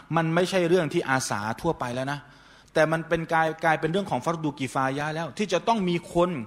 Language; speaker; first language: Thai; native; Thai